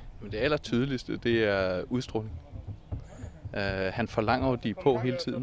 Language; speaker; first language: Danish; native; Danish